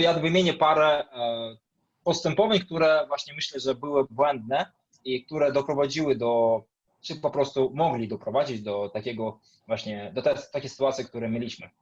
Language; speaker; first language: Polish; non-native, fluent; Russian